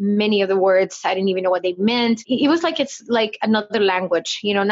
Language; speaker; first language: English; non-native, fluent; Spanish